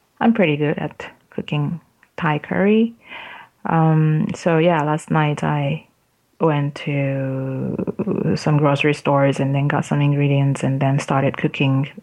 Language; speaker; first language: English; non-native, fluent; Japanese